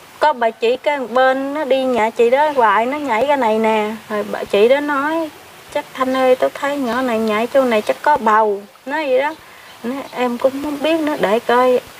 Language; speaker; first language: Vietnamese; non-native, local second language; Khmer